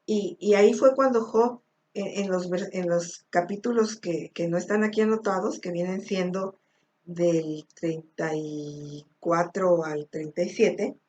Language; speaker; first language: Spanish; native; Spanish